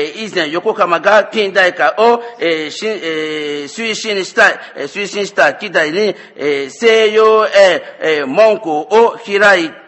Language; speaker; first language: Japanese; non-native, fluent; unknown